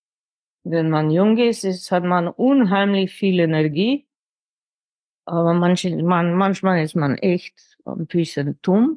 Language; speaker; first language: German; non-native, fluent; Slovenian